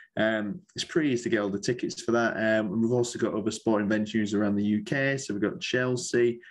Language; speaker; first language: English; native; English